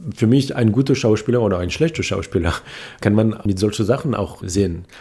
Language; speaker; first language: German; non-native, fluent; French